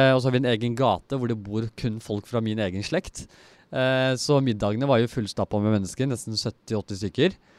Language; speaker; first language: Norwegian; early bilingual, other home language; Turkish